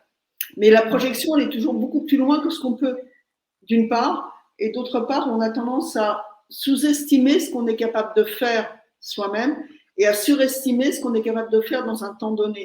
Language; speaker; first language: French; native; French